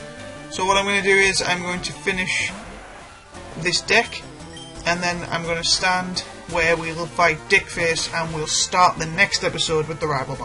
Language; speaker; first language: English; native; English